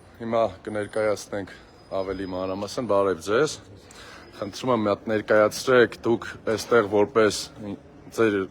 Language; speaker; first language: Armenian; native; Armenian